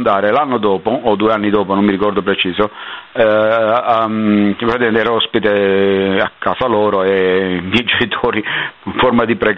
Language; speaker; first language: Italian; native; Italian